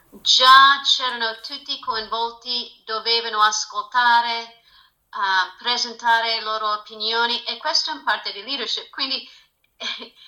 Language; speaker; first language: Italian; non-native, fluent; English